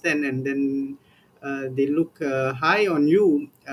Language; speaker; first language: English; non-native, local second language; Tamil